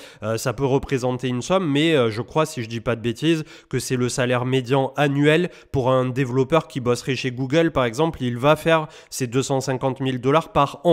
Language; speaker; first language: French; native; French